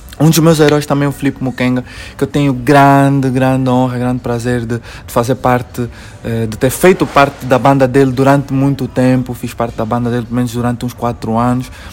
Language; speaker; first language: Portuguese; native; Portuguese